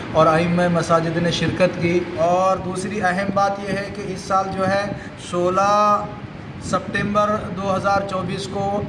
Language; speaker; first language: Urdu; native; Urdu